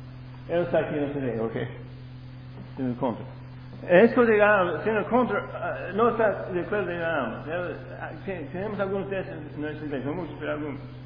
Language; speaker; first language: Spanish; non-native, fluent; English